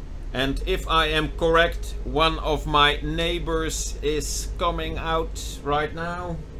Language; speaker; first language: English; non-native, fluent; Dutch